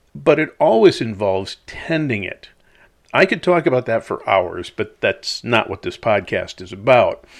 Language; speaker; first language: English; native; English